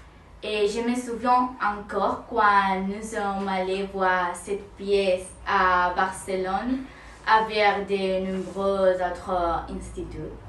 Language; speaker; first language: French; non-native, learner; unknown